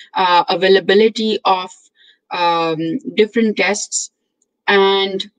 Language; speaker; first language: English; non-native, local second language; Urdu